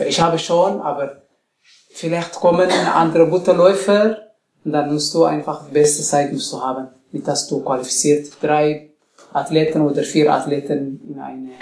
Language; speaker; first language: German; non-native, learner; Tigrinya